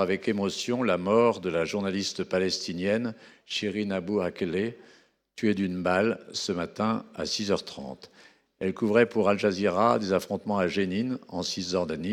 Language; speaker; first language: French; native; French